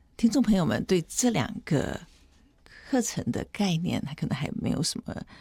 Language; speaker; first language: Chinese; native; Chinese